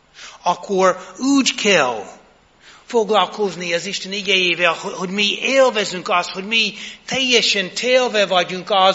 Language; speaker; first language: Hungarian; non-native, fluent; English